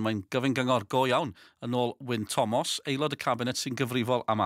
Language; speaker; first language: Welsh; native; Welsh